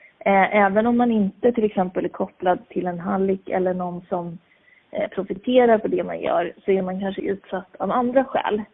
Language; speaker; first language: Swedish; native; Swedish